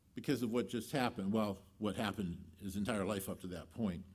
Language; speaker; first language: English; native; English